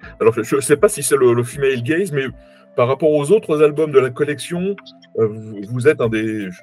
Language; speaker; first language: French; native; French